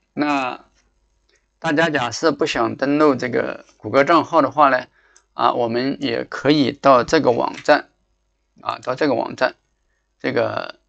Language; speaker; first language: Chinese; native; Chinese